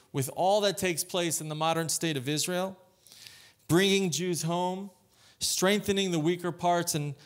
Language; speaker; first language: English; native; English